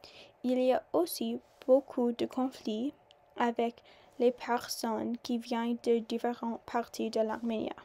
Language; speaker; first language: French; non-native, learner; English